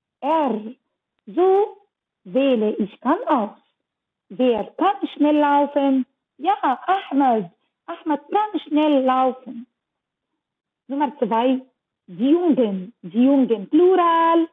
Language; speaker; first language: German; non-native, learner; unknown